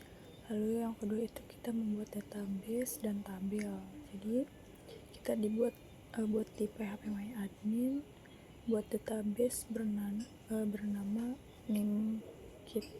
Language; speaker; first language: Indonesian; native; Indonesian